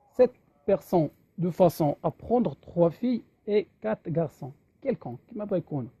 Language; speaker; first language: French; non-native, local second language; Arabic